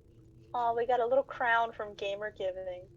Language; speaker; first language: English; native; English